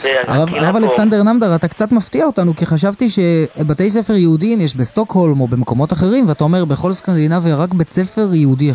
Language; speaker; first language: Hebrew; native; Hebrew